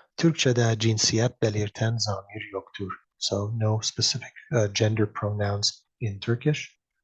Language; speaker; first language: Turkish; non-native, learner; English